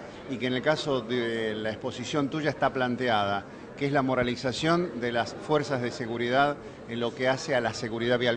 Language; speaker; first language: Spanish; native; Spanish